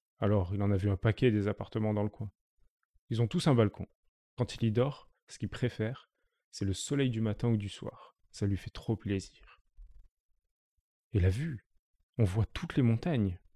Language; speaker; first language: French; native; French